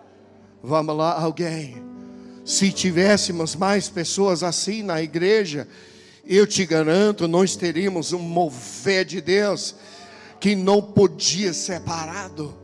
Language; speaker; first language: Portuguese; non-native, fluent; English